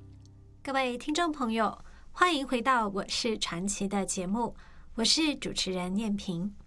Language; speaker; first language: Chinese; native; Chinese